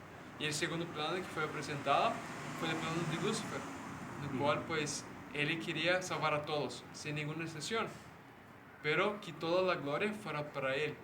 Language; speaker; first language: Spanish; native; Spanish